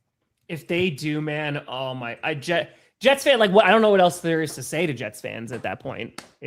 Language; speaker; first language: English; native; English